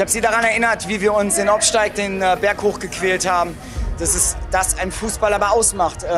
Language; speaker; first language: German; native; German